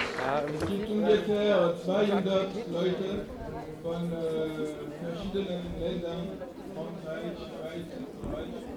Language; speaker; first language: German; non-native, learner; French